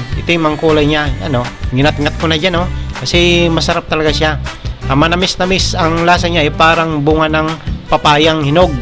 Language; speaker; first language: Filipino; non-native, local second language; Bikol